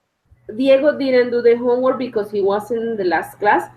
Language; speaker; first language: English; non-native, fluent; Spanish